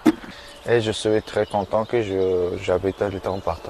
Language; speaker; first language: French; non-native, learner; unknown